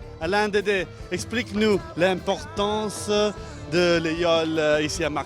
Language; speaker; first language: French; non-native, learner; English